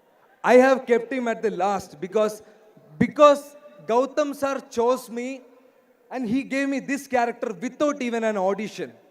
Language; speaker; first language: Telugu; non-native, learner; Malayalam